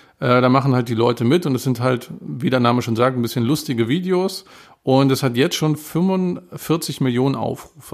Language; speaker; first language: German; native; German